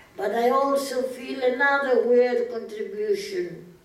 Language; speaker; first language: English; non-native, fluent; Greek